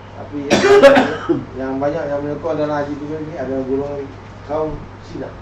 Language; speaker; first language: Malay; native; Malay